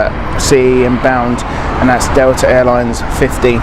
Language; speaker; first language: English; native; English